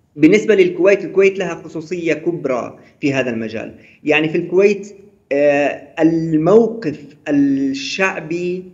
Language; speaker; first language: Arabic; native; Arabic